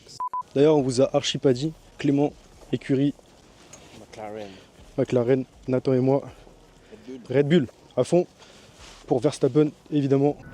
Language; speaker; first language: French; native; French